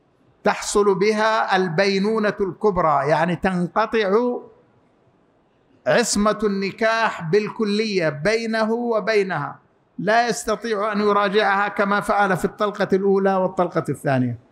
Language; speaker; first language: Arabic; native; Arabic